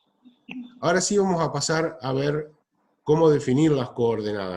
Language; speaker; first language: Spanish; native; Spanish